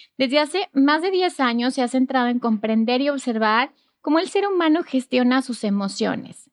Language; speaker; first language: Spanish; native; Spanish